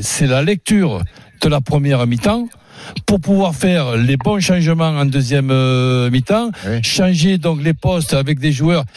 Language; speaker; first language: French; native; French